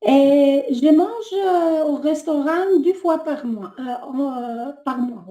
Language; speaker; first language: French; non-native, learner; Albanian